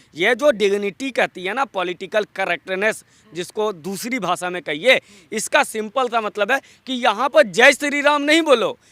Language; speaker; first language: Hindi; non-native, local second language; Bangla